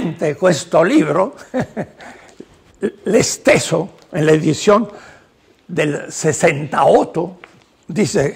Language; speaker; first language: Italian; non-native, learner; Spanish